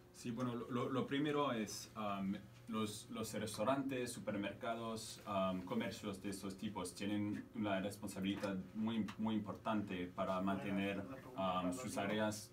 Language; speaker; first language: Spanish; non-native, fluent; French